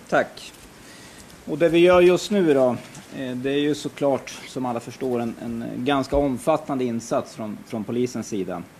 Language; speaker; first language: Swedish; native; Swedish